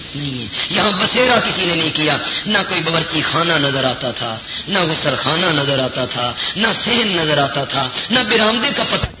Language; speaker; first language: Urdu; non-native, local second language; Punjabi